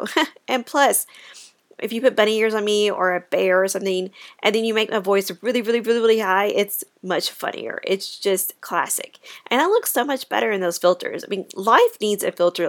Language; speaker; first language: English; native; English